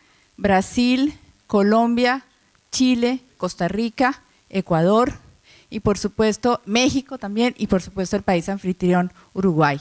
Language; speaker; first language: Spanish; native; Spanish